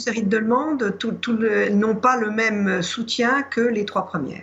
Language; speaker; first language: French; native; French